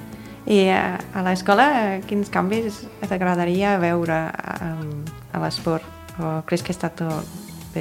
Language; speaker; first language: Catalan; non-native, fluent; English